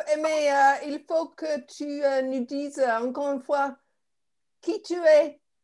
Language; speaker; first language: French; non-native, fluent; English